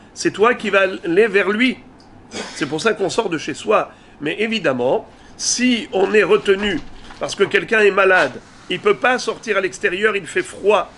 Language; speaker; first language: French; native; French